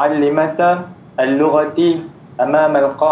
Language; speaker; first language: Arabic; non-native, learner; Malay